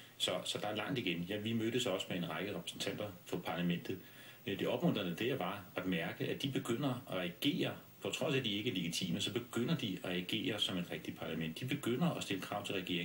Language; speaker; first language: Danish; native; Danish